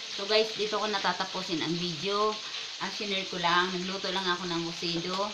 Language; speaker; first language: Filipino; non-native, local second language; Bikol